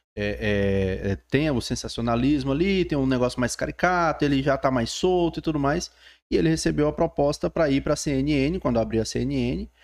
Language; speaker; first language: Portuguese; native; Portuguese